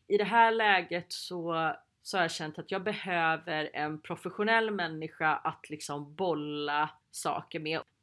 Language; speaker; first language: Swedish; native; Swedish